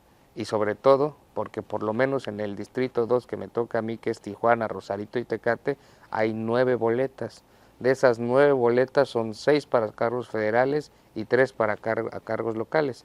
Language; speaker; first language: Spanish; native; Spanish